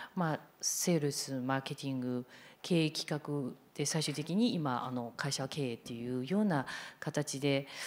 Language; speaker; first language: Japanese; non-native, fluent; Chinese